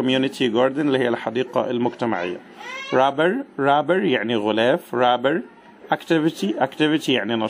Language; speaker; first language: Arabic; native; Arabic